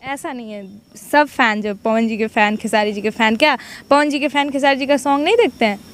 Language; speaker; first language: Hindi; non-native, local second language; Nepali